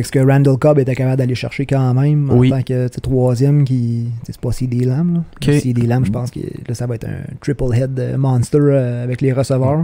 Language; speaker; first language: French; native; French